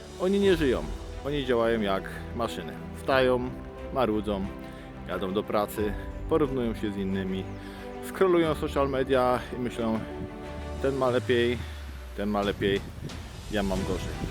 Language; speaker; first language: Polish; native; Polish